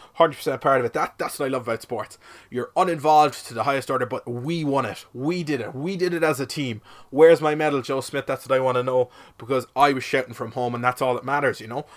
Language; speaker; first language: English; native; English